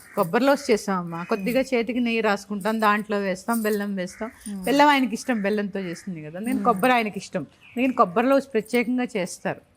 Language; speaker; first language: Telugu; native; Telugu